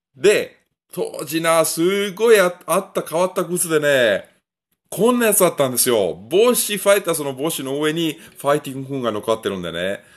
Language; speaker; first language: Japanese; non-native, fluent; Italian